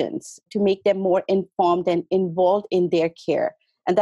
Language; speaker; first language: English; non-native, local second language; Hindi